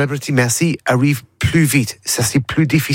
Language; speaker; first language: French; non-native, learner; English